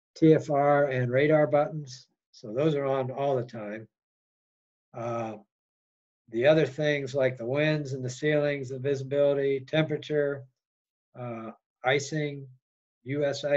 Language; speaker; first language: English; native; English